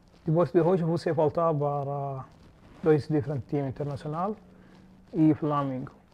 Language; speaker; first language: Portuguese; non-native, learner; Arabic